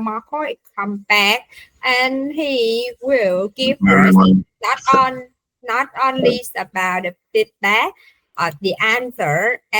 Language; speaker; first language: English; non-native, fluent; Vietnamese